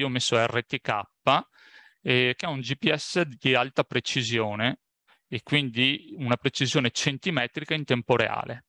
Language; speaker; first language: Italian; native; Italian